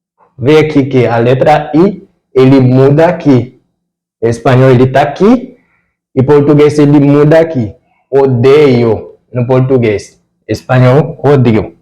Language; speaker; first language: Portuguese; non-native, fluent; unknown